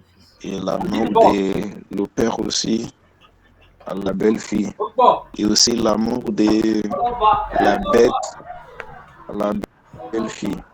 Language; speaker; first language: French; non-native, learner; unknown